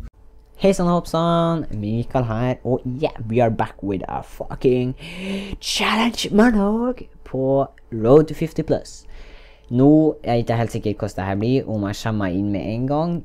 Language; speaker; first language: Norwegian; native; Norwegian